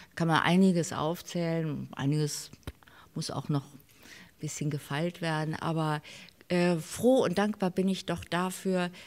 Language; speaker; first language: German; native; German